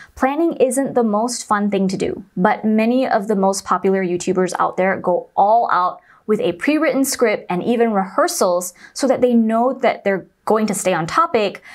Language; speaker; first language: English; non-native, local second language; Chinese